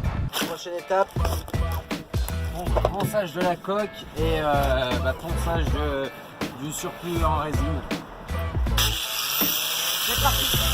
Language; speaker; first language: French; native; French